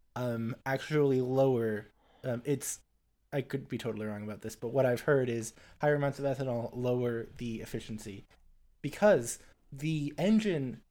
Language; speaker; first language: English; native; English